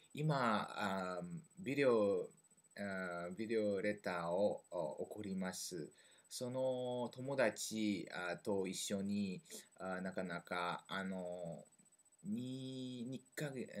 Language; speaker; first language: Japanese; non-native, learner; French